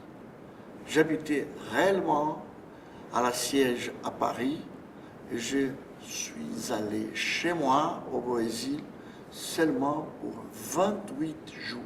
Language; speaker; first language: French; non-native, fluent; Portuguese